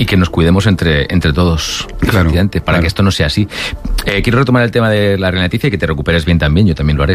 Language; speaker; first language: Spanish; native; Spanish